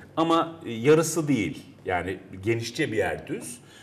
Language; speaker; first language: Turkish; native; Turkish